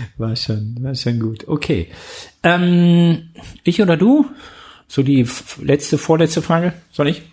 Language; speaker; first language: German; native; German